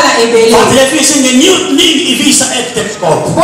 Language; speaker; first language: Swedish; non-native, learner; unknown